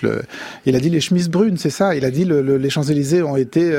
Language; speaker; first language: French; native; French